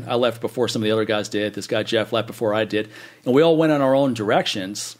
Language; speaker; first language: English; native; English